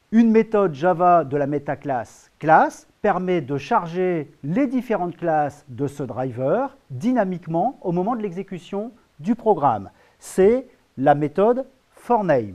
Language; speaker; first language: French; native; French